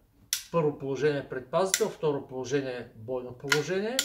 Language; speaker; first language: Bulgarian; native; Bulgarian